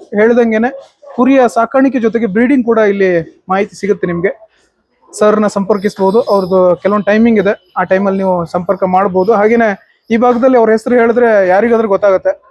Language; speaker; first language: Kannada; native; Kannada